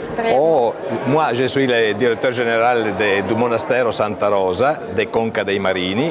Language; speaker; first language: French; non-native, fluent; Italian